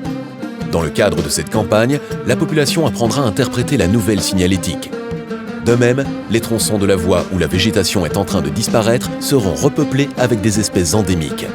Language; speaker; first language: French; native; French